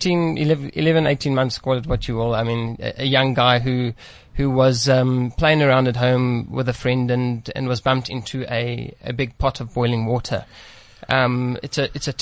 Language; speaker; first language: English; native; English